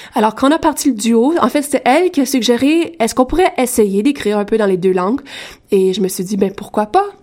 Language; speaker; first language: French; native; French